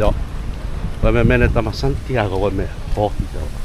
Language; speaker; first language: Finnish; non-native, learner; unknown